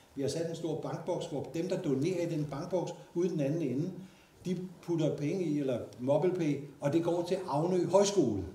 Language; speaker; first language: Danish; native; Danish